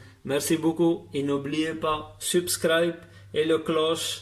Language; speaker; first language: French; non-native, learner; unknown